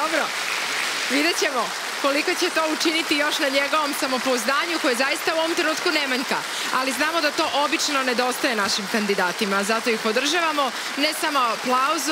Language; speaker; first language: Serbian; native; Serbian